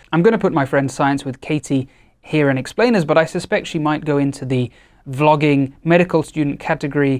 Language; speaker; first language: English; native; English